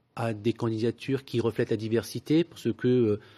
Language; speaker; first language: French; native; French